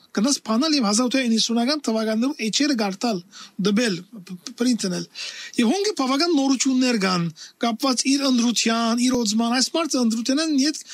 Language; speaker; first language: Armenian; native; Armenian